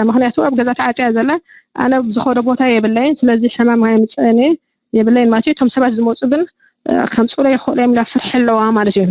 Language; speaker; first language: Tigrinya; native; Tigrinya